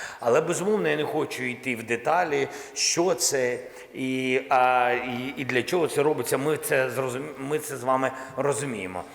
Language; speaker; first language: Ukrainian; non-native, local second language; Russian